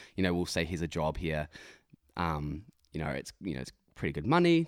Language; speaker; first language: English; native; English